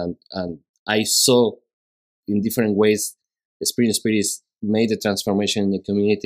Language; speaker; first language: English; non-native, learner; Spanish